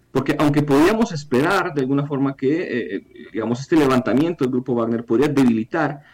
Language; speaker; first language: Spanish; non-native, fluent; Ukrainian